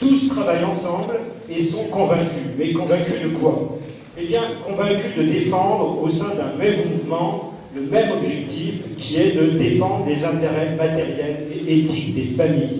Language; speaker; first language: French; native; French